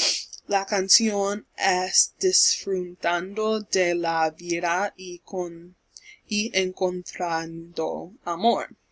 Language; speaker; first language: Spanish; non-native, learner; English